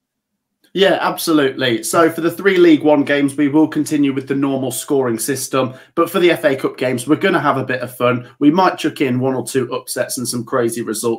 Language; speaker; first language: English; native; English